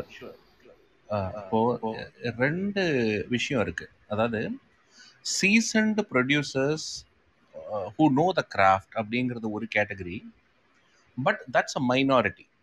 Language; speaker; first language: Tamil; native; Tamil